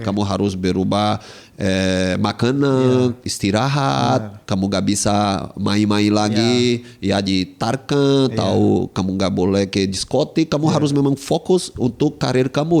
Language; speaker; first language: Indonesian; non-native, fluent; Portuguese